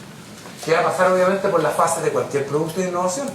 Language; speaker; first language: Spanish; native; Spanish